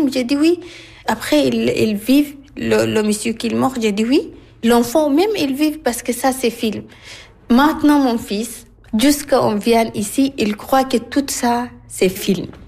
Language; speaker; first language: French; non-native, learner; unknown